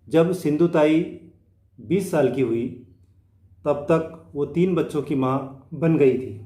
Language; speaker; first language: Hindi; non-native, local second language; Marathi